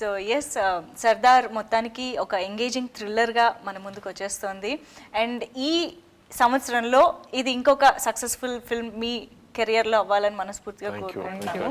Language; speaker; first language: Telugu; native; Telugu